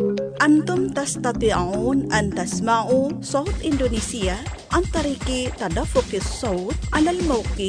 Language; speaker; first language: Arabic; non-native, fluent; Indonesian